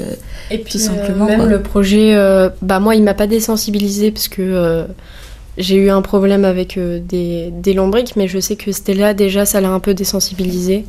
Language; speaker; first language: French; native; French